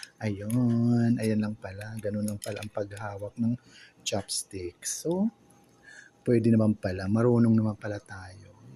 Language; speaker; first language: Filipino; non-native, local second language; Waray